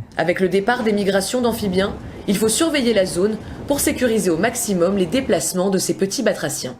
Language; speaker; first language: French; native; French